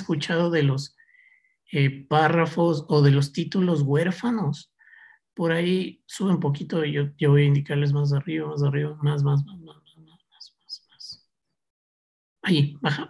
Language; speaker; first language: Spanish; native; Spanish